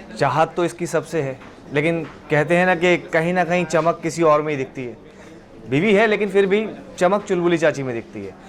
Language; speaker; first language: Hindi; native; Hindi